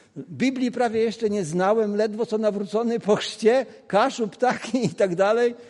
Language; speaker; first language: Polish; non-native, local second language; Kashubian